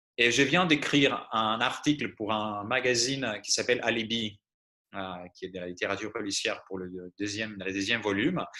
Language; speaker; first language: French; non-native, fluent; Greek